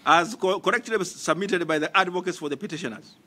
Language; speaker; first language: English; non-native, local second language; Swahili